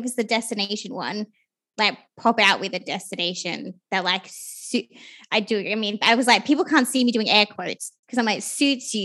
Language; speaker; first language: English; native; English